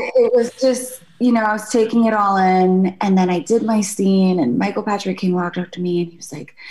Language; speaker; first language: English; native; English